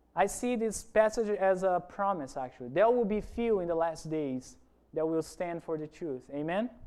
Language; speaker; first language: English; non-native, fluent; Portuguese